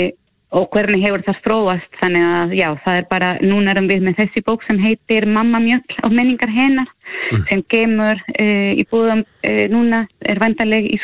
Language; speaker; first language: Icelandic; non-native, learner; Spanish